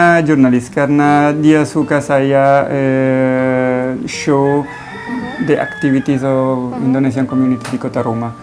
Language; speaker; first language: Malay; non-native, learner; Italian